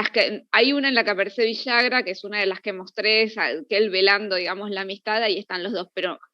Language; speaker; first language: Spanish; native; Spanish